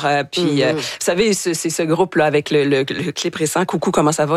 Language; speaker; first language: French; native; French